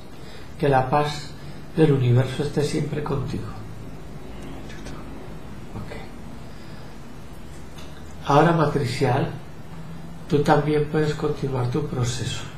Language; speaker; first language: Spanish; native; Spanish